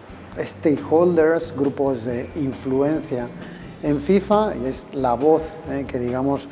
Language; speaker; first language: Spanish; native; Spanish